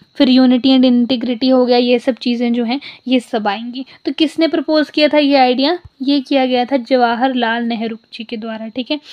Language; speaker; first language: Hindi; non-native, local second language; Punjabi